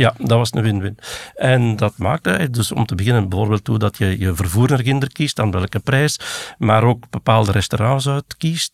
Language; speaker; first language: Dutch; native; Dutch